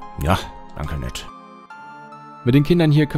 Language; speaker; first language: German; native; German